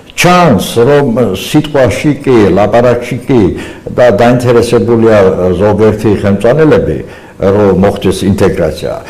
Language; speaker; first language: Georgian; non-native, local second language; Azerbaijani